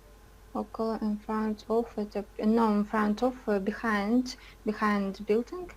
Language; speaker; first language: English; non-native, learner; Russian